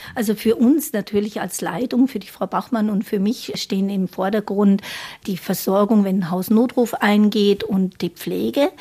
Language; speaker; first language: German; native; German